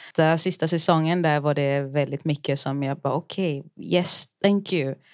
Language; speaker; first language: Swedish; early bilingual, other home language; Yoruba